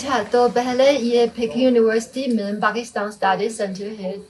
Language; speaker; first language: Hindi; non-native, fluent; Chinese